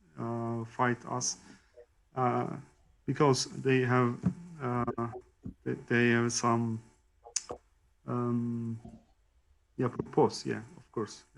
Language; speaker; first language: English; non-native, learner; Turkish